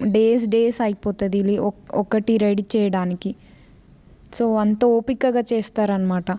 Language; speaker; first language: Telugu; non-native, local second language; Lambadi